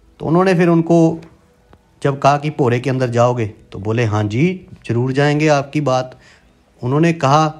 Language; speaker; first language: Hindi; non-native, local second language; Punjabi